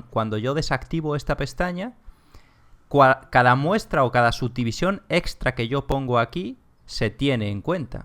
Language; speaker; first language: Spanish; native; Spanish